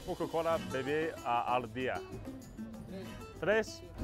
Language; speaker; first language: Spanish; non-native, learner; English